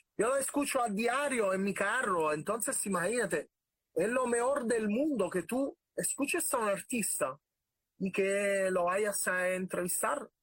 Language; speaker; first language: Spanish; non-native, fluent; Italian